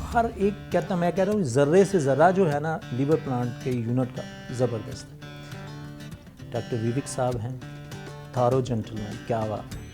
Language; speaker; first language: Urdu; non-native, local second language; Punjabi